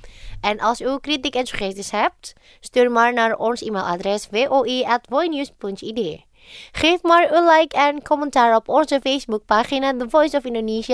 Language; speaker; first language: Dutch; non-native, fluent; Indonesian